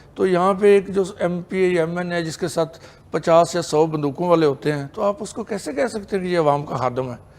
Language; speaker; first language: Urdu; non-native, local second language; Punjabi